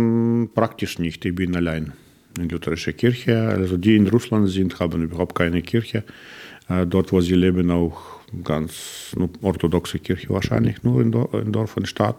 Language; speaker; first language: German; non-native, learner; Russian